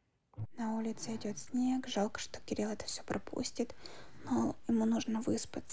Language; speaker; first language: Russian; native; Russian